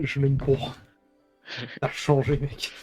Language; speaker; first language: French; native; French